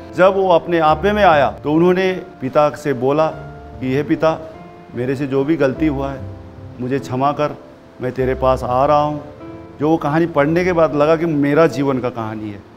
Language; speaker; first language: Hindi; early bilingual, other home language; Nepali